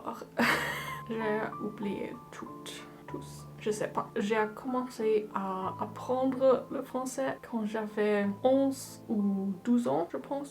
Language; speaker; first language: French; non-native, learner; German